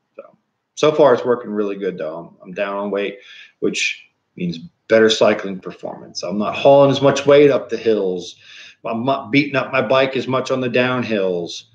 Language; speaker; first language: English; native; English